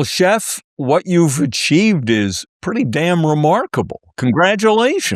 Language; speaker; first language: English; native; English